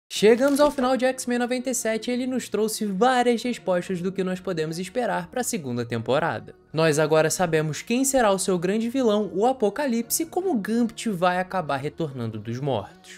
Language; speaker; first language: Portuguese; native; Portuguese